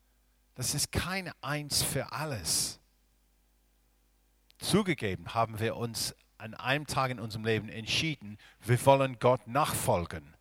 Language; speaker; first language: German; non-native, fluent; English